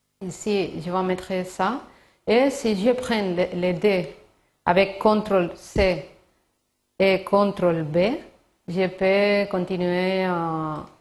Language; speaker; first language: French; non-native, learner; Spanish